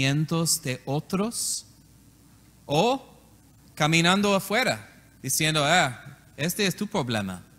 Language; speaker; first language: Spanish; non-native, learner; English